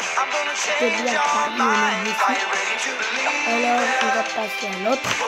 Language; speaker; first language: French; non-native, local second language; Arabic